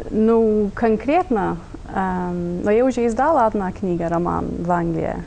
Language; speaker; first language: Russian; non-native, fluent; English